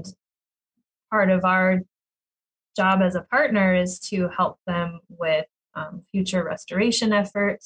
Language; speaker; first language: English; native; English